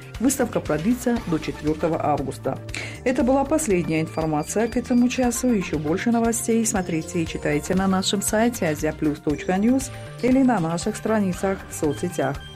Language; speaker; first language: Russian; non-native, local second language; Tajik